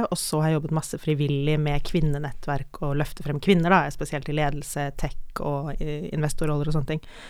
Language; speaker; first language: Norwegian; native; Norwegian